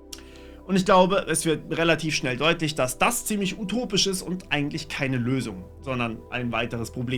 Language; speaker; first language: German; native; German